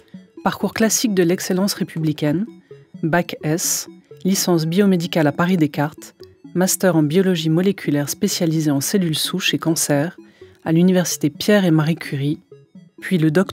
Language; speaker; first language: French; native; French